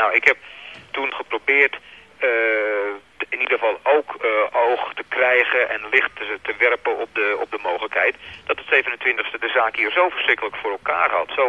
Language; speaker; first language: Dutch; native; Dutch